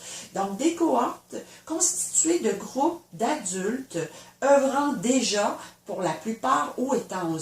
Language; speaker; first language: French; native; French